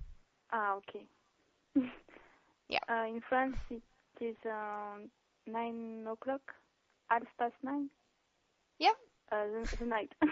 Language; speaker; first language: English; non-native, learner; French